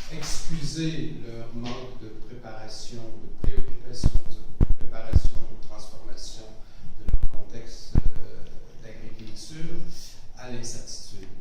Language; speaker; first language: French; native; French